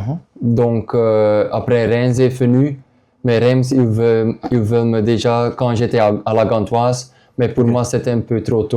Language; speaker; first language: French; non-native, local second language; Dutch